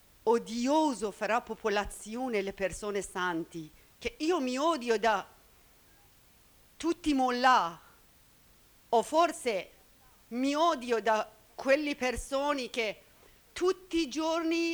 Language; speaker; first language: Italian; non-native, learner; Persian